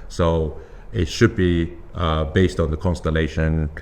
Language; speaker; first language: English; non-native, fluent; Japanese